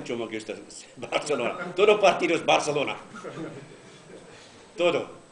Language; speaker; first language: Spanish; non-native, learner; English